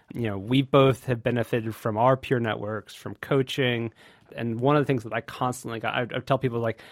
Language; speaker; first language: English; native; English